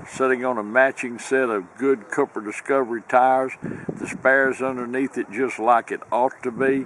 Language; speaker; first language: English; native; English